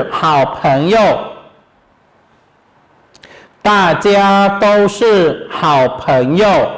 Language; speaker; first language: Chinese; non-native, fluent; Khmer